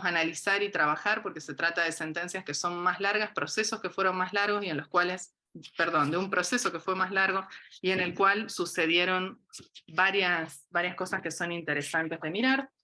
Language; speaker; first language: Spanish; native; Spanish